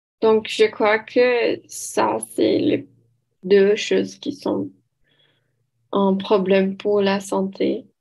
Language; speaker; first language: French; non-native, learner; Portuguese